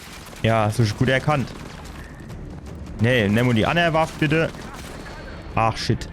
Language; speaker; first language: German; native; German